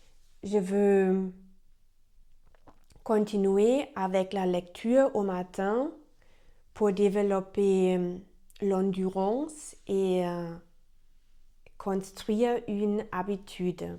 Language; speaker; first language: French; non-native, learner; German